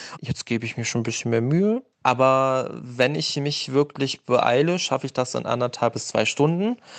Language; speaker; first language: German; native; German